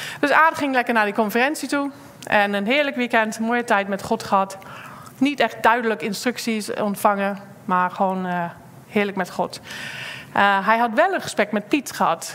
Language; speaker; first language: Dutch; non-native, fluent; English